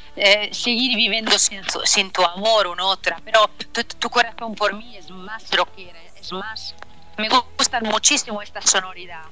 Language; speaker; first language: Spanish; non-native, learner; Italian